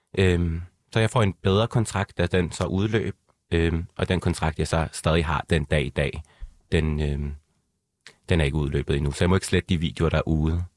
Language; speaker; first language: Danish; early bilingual, other home language; Arabic